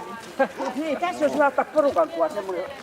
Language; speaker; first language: Finnish; native; Finnish